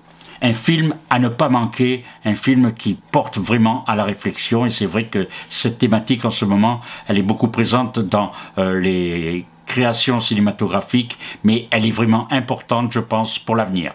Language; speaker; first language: French; native; French